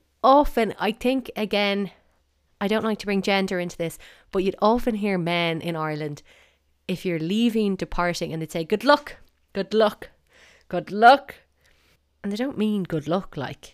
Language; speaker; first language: English; native; English